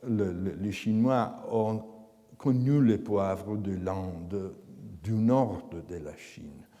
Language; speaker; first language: French; non-native, fluent; Italian